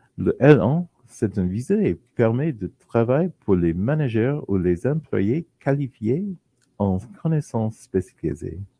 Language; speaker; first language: French; non-native, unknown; English